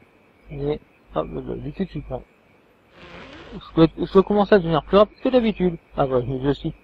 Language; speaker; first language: French; native; French